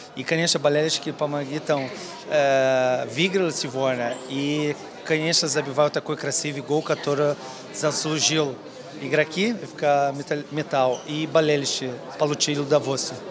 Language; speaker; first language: Russian; non-native, learner; Portuguese